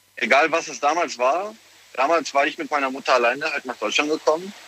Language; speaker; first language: German; early bilingual, other home language; Polish